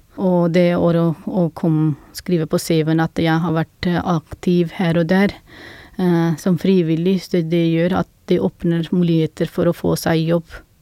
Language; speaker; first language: Norwegian; non-native, fluent; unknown